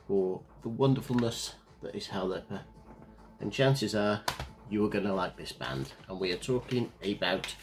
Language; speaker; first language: English; native; English